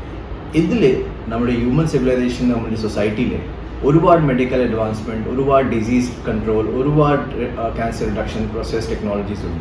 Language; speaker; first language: Malayalam; non-native, learner; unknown